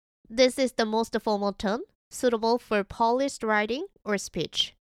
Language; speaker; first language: English; non-native, fluent; Korean